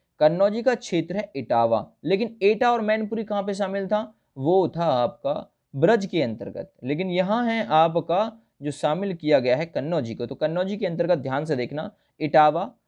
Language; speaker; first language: Hindi; native; Hindi